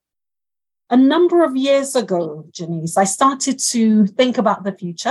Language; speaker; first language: English; non-native, local second language; Yoruba